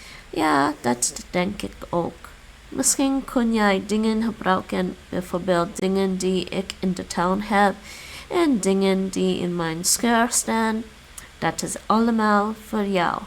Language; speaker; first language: Dutch; non-native, learner; English